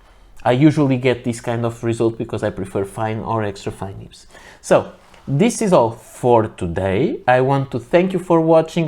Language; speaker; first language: English; non-native, fluent; Portuguese